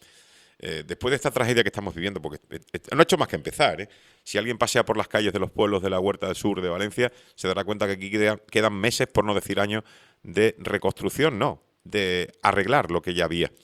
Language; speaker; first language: Spanish; native; Spanish